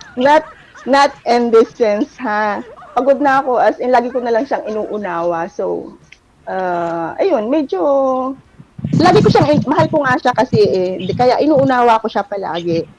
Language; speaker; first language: Filipino; native; Filipino